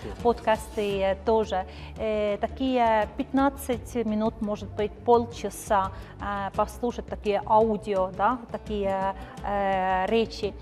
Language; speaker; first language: Russian; non-native, fluent; Estonian